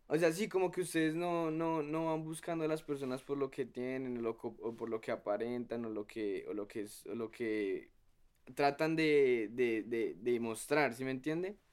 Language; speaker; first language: Spanish; native; Spanish